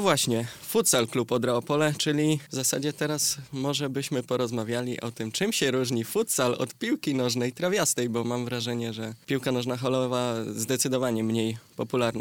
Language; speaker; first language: Polish; native; Polish